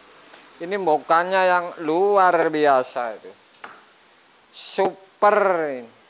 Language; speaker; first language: Indonesian; native; Indonesian